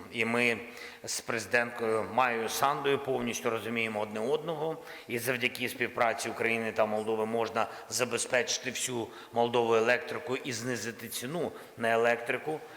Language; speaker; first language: Ukrainian; non-native, local second language; Russian